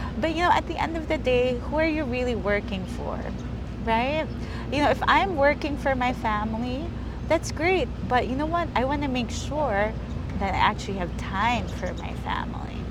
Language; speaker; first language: English; early bilingual, other home language; Filipino